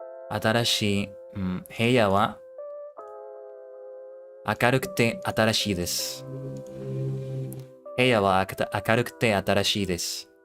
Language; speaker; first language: Japanese; non-native, learner; English